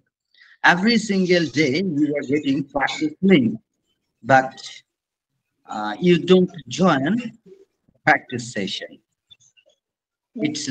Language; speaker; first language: English; non-native, fluent; Bangla